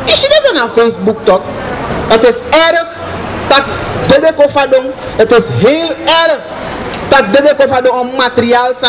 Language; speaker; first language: Dutch; non-native, local second language; Sranan Tongo